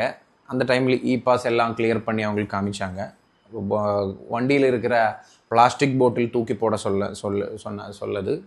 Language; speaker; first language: Tamil; non-native, local second language; Malayalam